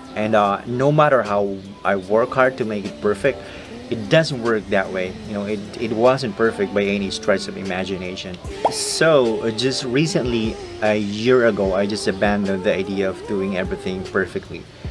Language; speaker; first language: English; non-native, local second language; Filipino